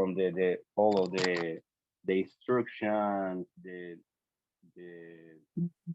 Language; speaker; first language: English; non-native, learner; Portuguese